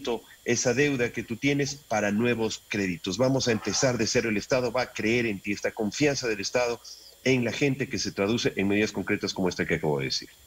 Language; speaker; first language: Spanish; native; Spanish